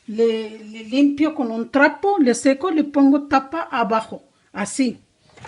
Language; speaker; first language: Spanish; non-native, learner; Arabic